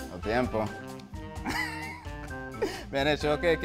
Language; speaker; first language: Spanish; non-native, learner; Dutch